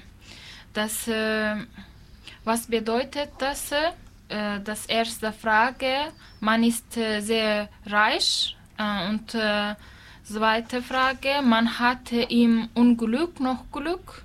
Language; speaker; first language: German; non-native, learner; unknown